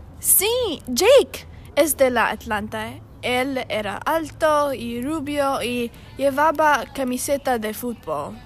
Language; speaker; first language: Spanish; non-native, learner; English